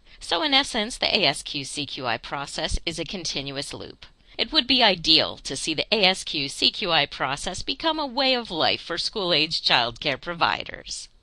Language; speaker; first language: English; native; English